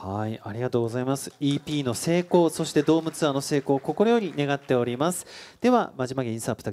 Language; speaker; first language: Japanese; native; Japanese